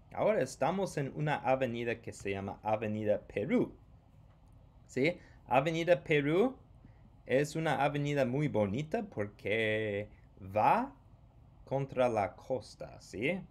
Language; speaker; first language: Spanish; non-native, fluent; English